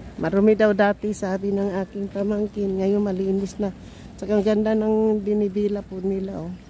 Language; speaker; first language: Filipino; non-native, local second language; Cebuano